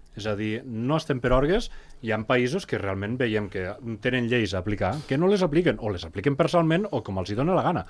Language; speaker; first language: Catalan; native; Catalan